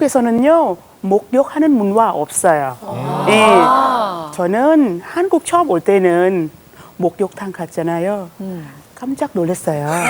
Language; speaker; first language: Korean; non-native, learner; Thai